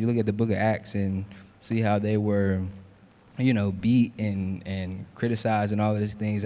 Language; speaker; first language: English; native; English